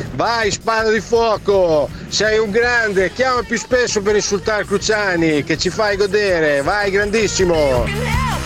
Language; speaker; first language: Italian; native; Italian